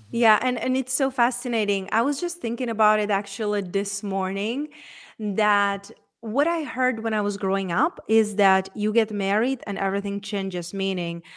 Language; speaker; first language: English; non-native, fluent; Czech